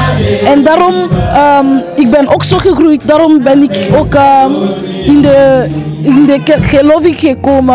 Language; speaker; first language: Dutch; early bilingual, other home language; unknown